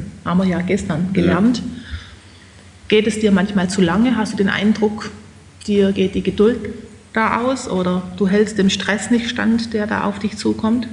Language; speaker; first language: German; native; German